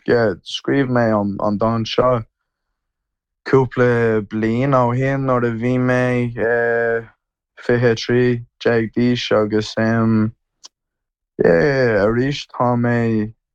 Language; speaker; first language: Irish; non-native, learner; English